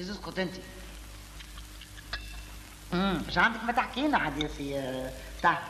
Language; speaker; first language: Arabic; native; Arabic